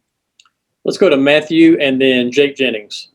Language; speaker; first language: English; native; English